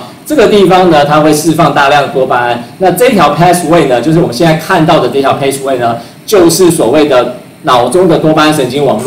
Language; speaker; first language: Chinese; native; Chinese